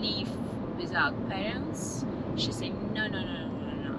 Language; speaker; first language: English; non-native, learner; Russian